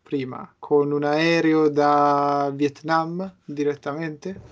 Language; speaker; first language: Italian; native; Italian